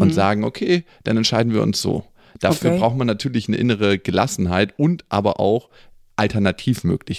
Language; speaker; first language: German; native; German